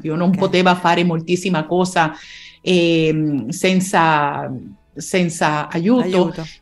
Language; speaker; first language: Italian; non-native, learner; Spanish